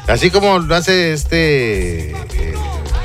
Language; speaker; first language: Spanish; native; Spanish